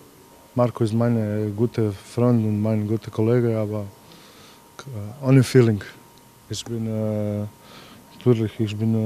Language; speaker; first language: German; non-native, learner; Croatian